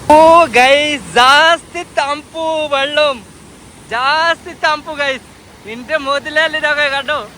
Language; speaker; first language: Malayalam; native; Malayalam